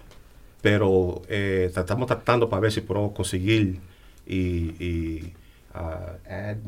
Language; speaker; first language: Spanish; early bilingual, heritage; English